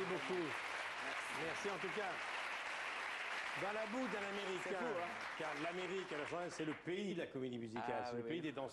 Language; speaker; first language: French; native; French